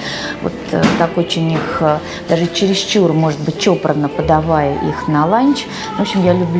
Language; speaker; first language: Russian; native; Russian